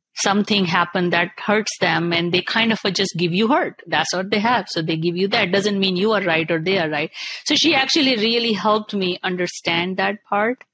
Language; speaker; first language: English; non-native, local second language; Punjabi